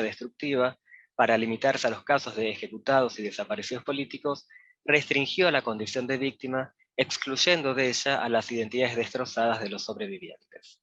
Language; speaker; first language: Spanish; native; Spanish